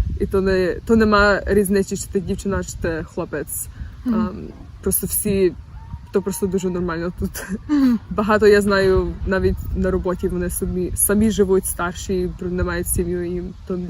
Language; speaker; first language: Ukrainian; early bilingual, other home language; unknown